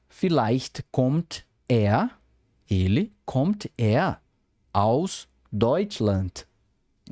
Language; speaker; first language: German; non-native, fluent; Portuguese